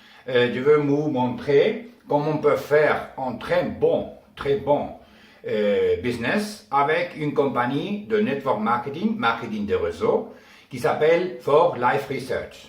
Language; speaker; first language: French; non-native, learner; Spanish